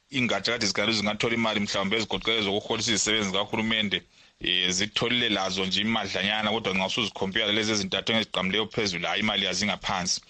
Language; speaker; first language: Zulu; native; Zulu